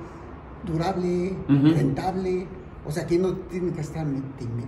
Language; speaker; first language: Spanish; native; Spanish